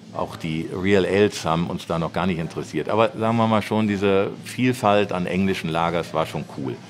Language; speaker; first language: German; native; German